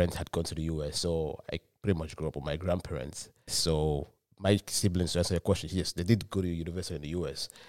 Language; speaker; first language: English; non-native, local second language; Yoruba